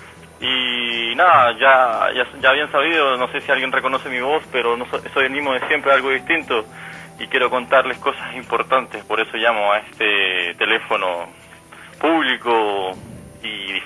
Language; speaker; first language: Spanish; native; Spanish